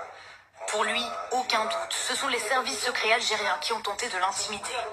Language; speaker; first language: French; native; French